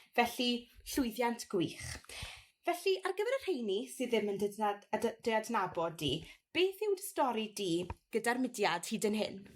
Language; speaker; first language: Welsh; native; Welsh